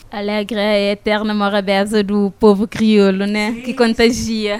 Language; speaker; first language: Portuguese; non-native, local second language; Kabuverdianu